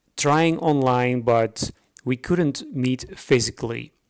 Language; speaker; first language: English; non-native, fluent; Dutch